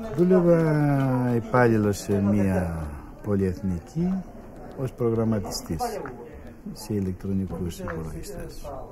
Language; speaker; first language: Greek; non-native, local second language; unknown